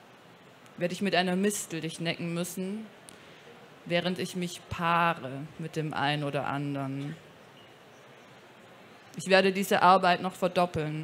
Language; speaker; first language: German; native; German